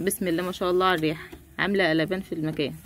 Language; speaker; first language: Arabic; native; Arabic